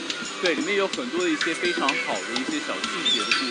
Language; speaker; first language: Chinese; native; Chinese